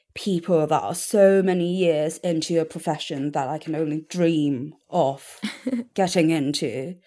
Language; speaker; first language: English; non-native, local second language; Cantonese